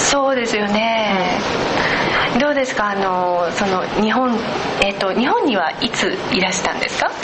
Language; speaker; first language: Japanese; native; Japanese